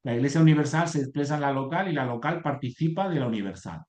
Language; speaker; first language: Spanish; native; Spanish